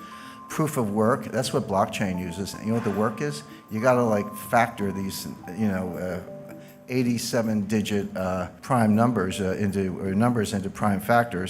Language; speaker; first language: English; native; English